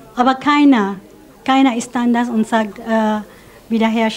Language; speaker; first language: German; non-native, fluent; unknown